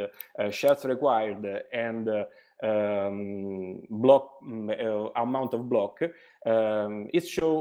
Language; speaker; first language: English; non-native, learner; Italian